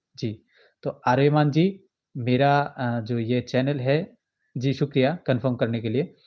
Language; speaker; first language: Hindi; non-native, local second language; Bangla